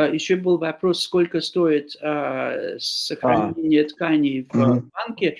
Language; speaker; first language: Russian; non-native, fluent; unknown